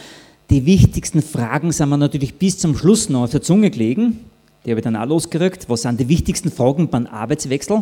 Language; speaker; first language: German; native; German